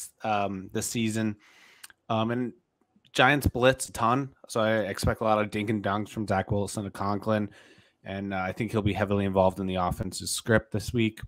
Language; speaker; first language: English; native; English